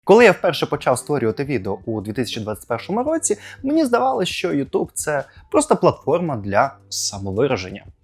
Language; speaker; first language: Ukrainian; non-native, local second language; Russian